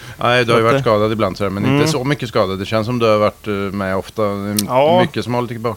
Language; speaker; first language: Swedish; native; Swedish